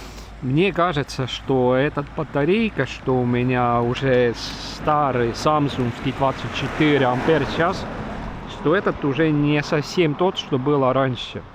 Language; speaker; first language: Russian; non-native, local second language; Estonian